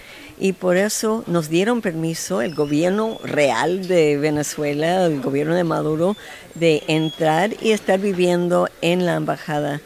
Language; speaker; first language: Spanish; non-native, fluent; English